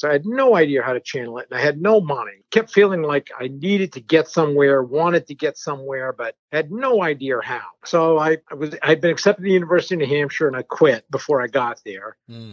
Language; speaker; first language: English; early bilingual, other home language; French